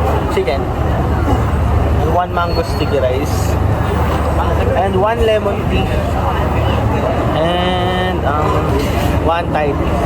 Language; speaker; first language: English; non-native, local second language; Filipino